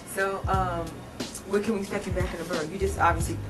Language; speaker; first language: English; native; English